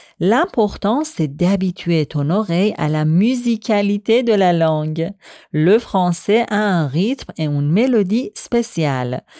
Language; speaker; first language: French; non-native, fluent; Persian